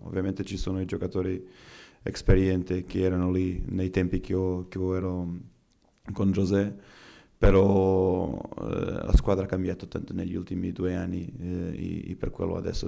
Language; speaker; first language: Italian; non-native, fluent; Portuguese